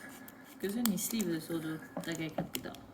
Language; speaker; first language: Chinese; non-native, fluent; French